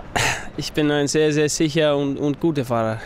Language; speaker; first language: German; non-native, fluent; Icelandic